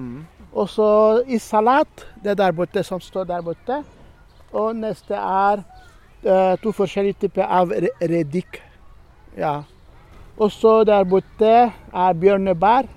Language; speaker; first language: Norwegian; non-native, learner; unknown